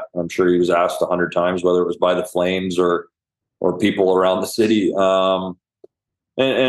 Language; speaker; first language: English; native; English